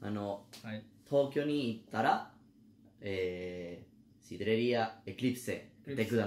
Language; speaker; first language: Japanese; non-native, learner; Spanish